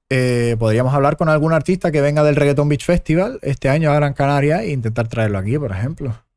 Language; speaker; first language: Spanish; early bilingual, other home language; German